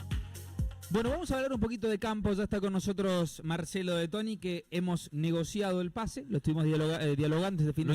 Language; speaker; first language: Spanish; native; Spanish